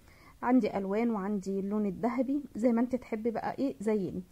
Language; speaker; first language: Arabic; native; Arabic